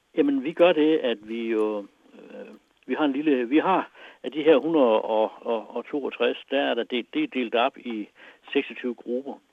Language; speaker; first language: Danish; native; Danish